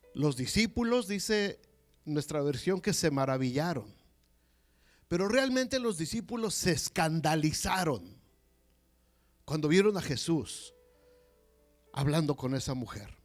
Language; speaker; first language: Spanish; native; Spanish